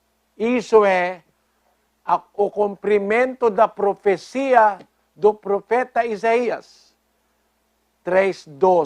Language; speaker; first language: Portuguese; non-native, fluent; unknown